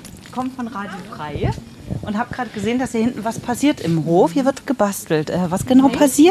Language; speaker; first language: German; native; German